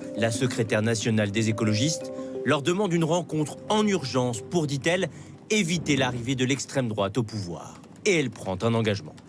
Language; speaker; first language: French; native; French